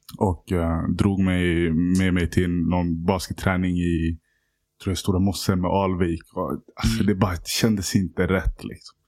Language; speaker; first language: Swedish; native; Swedish